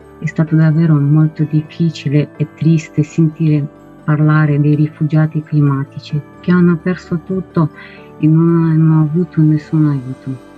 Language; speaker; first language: Italian; non-native, fluent; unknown